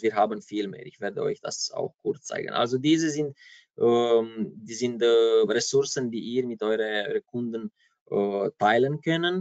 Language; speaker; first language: German; non-native, fluent; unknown